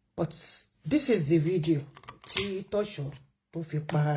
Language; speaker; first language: English; non-native, local second language; Yoruba